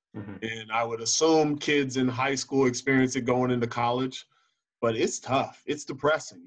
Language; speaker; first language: English; native; English